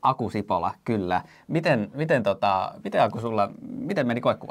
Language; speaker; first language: Finnish; native; Finnish